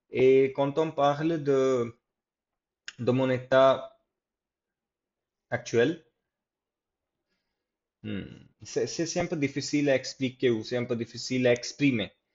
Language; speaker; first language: French; non-native, fluent; English